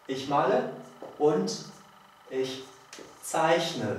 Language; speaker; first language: German; non-native, learner; Polish